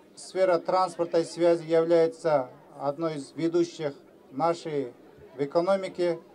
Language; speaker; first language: Russian; non-native, local second language; Kazakh